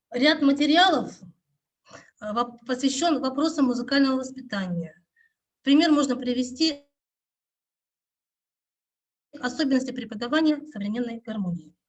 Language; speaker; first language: Russian; native; Russian